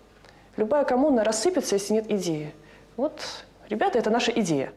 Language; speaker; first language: Russian; native; Russian